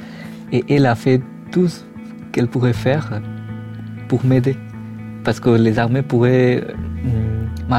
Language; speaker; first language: French; non-native, fluent; Bangla